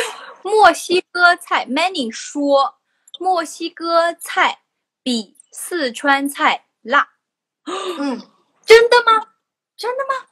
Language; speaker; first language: Chinese; non-native, learner; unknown